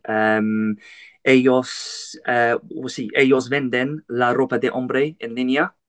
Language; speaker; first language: Spanish; non-native, learner; English